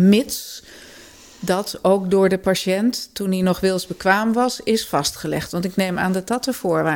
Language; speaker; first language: Dutch; native; Dutch